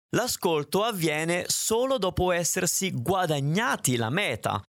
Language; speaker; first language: Italian; native; Italian